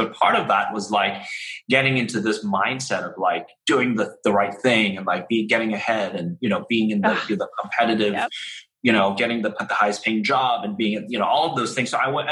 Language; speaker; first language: English; non-native, local second language; Cantonese